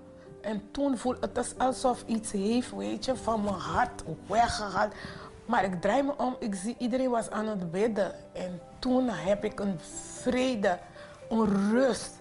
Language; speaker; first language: Dutch; non-native, local second language; Papiamento